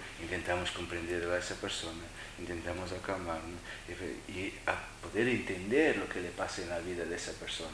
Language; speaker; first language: Spanish; non-native, fluent; Portuguese